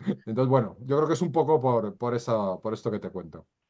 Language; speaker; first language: Spanish; native; Spanish